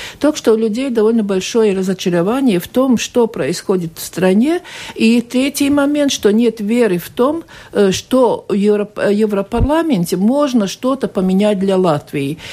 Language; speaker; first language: Russian; non-native, local second language; Latvian